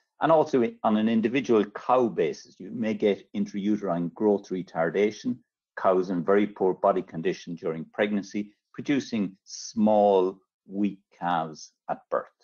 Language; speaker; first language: English; native; English